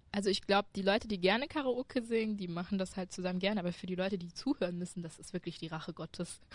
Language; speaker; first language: German; early bilingual, other home language; Chinese